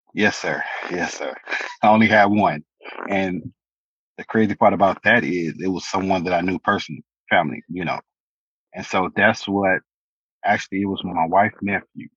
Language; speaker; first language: English; native; English